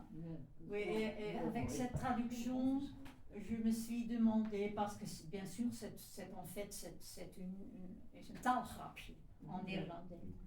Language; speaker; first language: French; non-native, fluent; Dutch